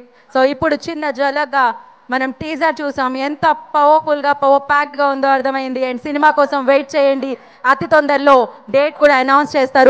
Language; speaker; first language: Telugu; native; Telugu